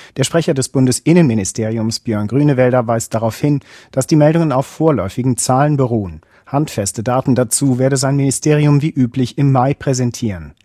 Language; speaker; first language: German; native; German